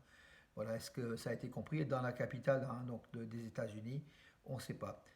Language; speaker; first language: French; native; French